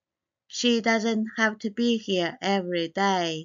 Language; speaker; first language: English; non-native, fluent; Chinese